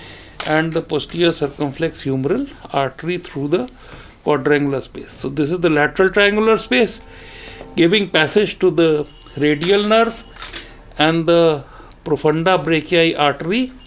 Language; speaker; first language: English; non-native, local second language; Hindi